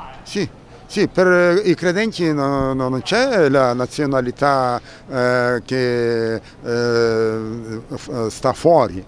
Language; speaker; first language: Italian; non-native, fluent; Russian